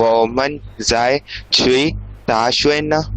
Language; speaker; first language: Chinese; non-native, learner; Urdu